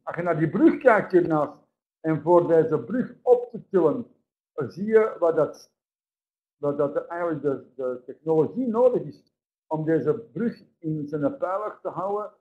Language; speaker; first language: Dutch; native; Dutch